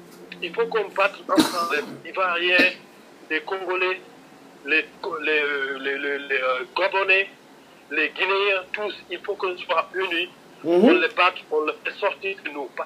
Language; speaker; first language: French; non-native, local second language; Wolof